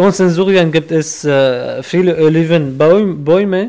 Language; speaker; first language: German; non-native, learner; Arabic